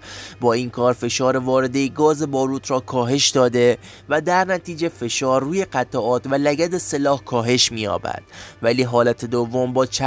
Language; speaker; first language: Persian; native; Persian